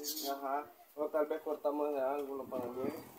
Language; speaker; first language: Spanish; native; Spanish